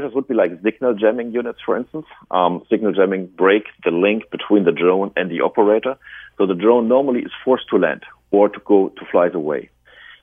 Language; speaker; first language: English; non-native, fluent; German